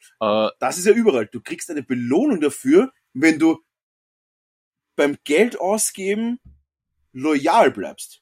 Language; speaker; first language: German; native; German